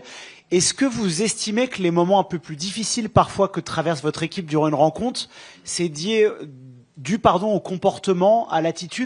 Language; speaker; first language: French; native; French